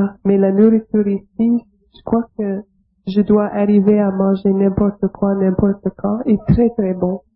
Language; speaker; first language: French; non-native, fluent; English